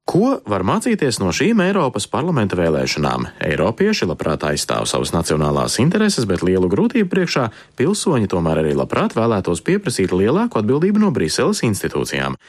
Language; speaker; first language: Latvian; early bilingual, heritage; Latvian